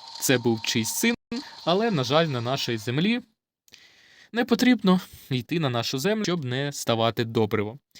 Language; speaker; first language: Ukrainian; non-native, local second language; Russian